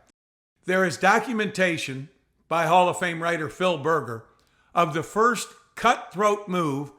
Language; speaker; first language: English; native; English